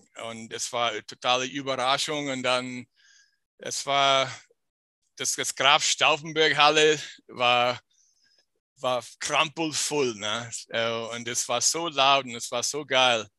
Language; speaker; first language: German; non-native, fluent; English